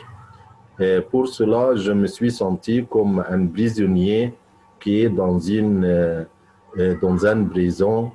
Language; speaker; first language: French; non-native, fluent; Arabic